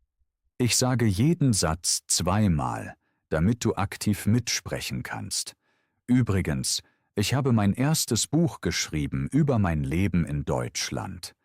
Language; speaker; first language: German; non-native, fluent; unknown